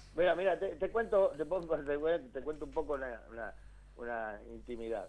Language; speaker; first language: Spanish; native; Spanish